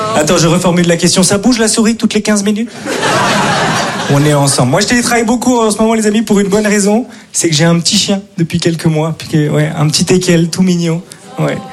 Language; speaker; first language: French; native; French